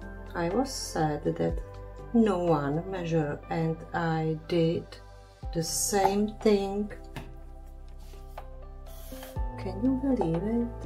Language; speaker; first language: English; non-native, fluent; Czech